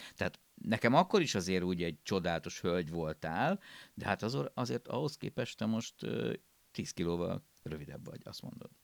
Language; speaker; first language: Hungarian; native; Hungarian